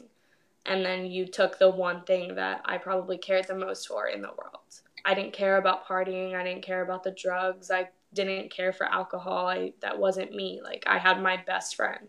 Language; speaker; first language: English; native; English